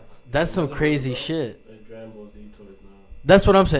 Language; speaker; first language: English; early bilingual, other home language; Spanish